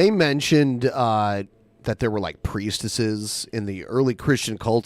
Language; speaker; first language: English; native; English